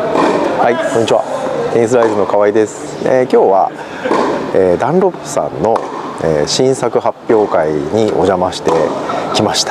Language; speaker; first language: Japanese; native; Japanese